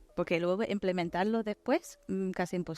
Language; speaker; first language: Spanish; non-native, fluent; English